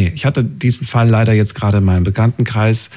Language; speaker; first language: German; native; German